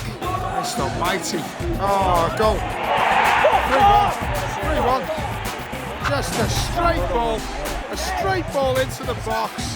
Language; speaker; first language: English; native; English